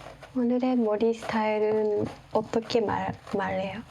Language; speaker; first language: Korean; non-native, learner; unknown